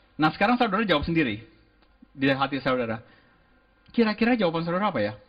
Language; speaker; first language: Indonesian; native; Indonesian